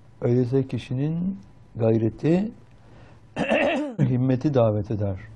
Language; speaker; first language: Turkish; native; Turkish